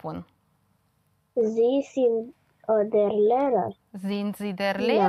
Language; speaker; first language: German; non-native, learner; Romanian